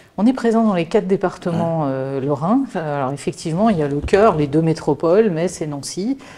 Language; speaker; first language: French; native; French